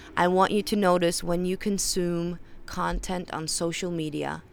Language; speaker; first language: English; non-native, fluent; Faroese